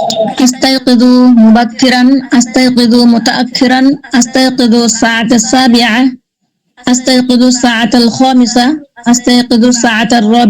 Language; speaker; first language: Arabic; non-native, learner; Bangla